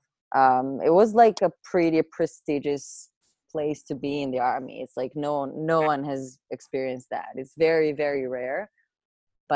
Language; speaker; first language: English; non-native, fluent; Hebrew